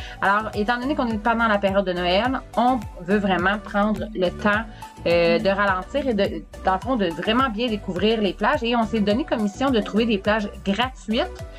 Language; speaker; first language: French; native; French